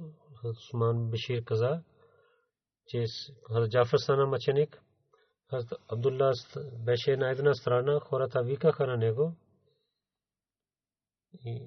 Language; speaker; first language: Bulgarian; non-native, learner; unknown